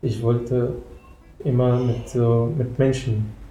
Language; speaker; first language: German; non-native, fluent; Arabic